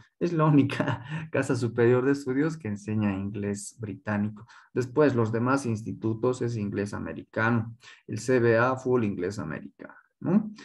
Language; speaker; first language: Spanish; non-native, local second language; Quechua